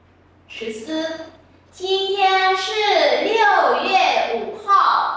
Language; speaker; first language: Chinese; non-native, fluent; Vietnamese